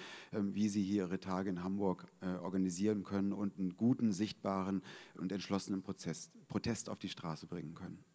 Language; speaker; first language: German; native; German